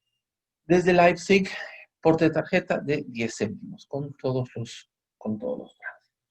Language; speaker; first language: Spanish; native; Spanish